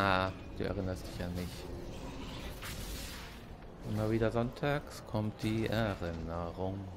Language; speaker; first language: German; native; German